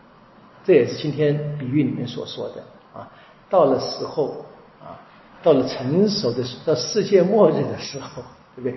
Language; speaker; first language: Chinese; native; Chinese